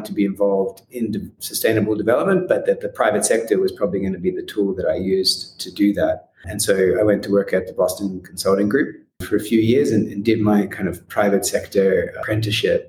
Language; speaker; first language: English; native; English